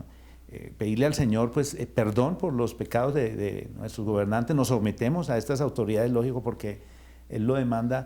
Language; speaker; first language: Spanish; native; Spanish